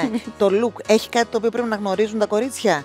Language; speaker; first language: Greek; native; Greek